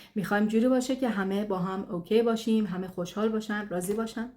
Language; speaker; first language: Persian; non-native, fluent; English